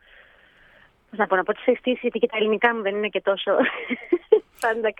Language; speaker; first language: Greek; early bilingual, heritage; Greek